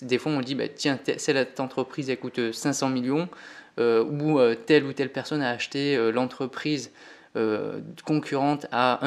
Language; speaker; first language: French; native; French